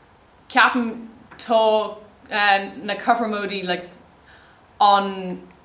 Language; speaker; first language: Irish; non-native, local second language; English